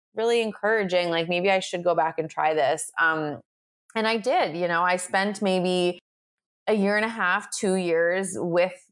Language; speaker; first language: English; native; English